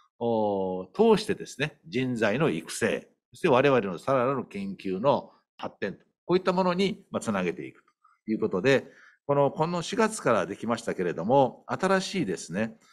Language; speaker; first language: Japanese; native; Japanese